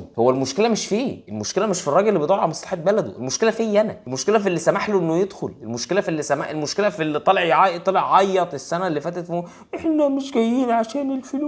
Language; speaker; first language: Arabic; native; Arabic